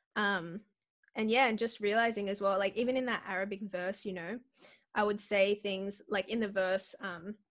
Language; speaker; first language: English; native; English